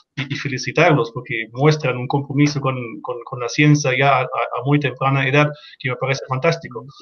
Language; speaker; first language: Spanish; non-native, fluent; German